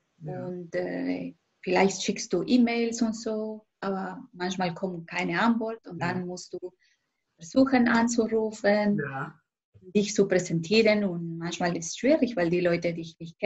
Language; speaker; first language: German; non-native, fluent; Spanish